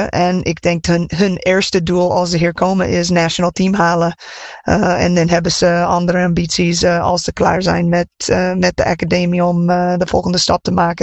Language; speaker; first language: Dutch; non-native, fluent; English